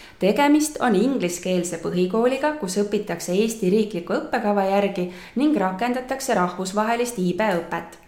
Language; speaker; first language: Estonian; native; Estonian